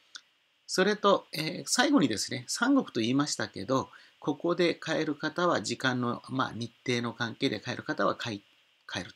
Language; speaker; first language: Japanese; native; Japanese